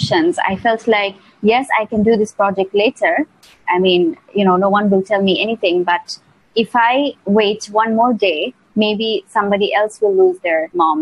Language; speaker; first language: English; non-native, local second language; Bangla